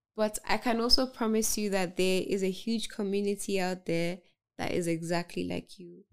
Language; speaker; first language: English; non-native, local second language; Yoruba